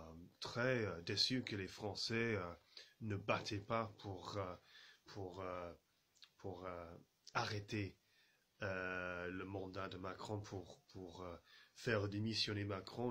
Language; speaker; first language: French; non-native, fluent; English